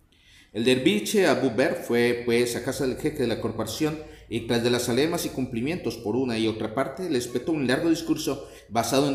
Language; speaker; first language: Spanish; native; Spanish